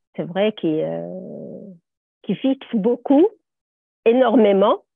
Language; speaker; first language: French; native; French